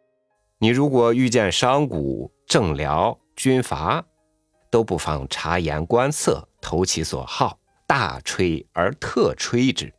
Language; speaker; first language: Chinese; native; Chinese